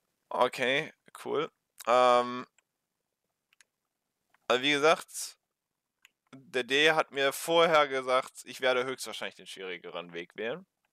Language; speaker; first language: German; native; German